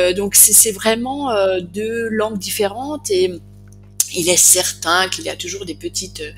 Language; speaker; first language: French; native; French